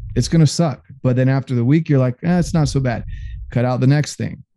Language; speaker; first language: English; native; English